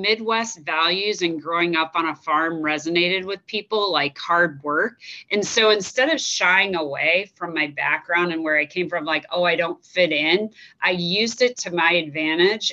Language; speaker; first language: English; native; English